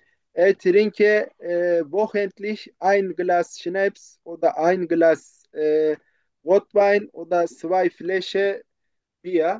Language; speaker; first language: German; non-native, learner; Turkish